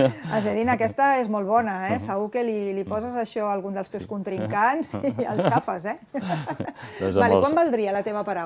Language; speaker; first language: Catalan; native; Catalan